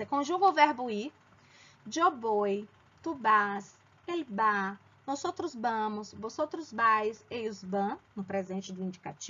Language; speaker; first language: Spanish; non-native, fluent; Portuguese